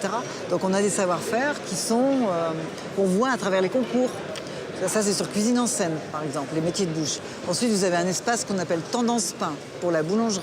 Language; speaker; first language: French; native; French